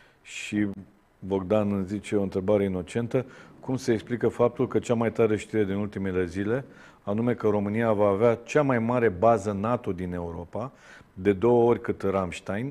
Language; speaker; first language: Romanian; native; Romanian